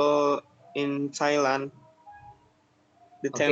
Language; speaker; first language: English; non-native, learner; Indonesian